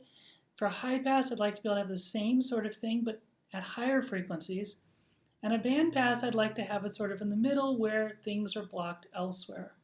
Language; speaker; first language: English; native; English